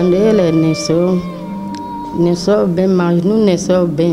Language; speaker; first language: Portuguese; non-native, local second language; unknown